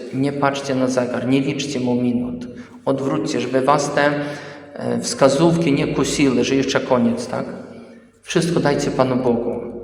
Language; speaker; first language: Polish; early bilingual, heritage; Polish